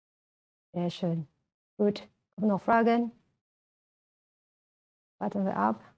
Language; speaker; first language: German; non-native, fluent; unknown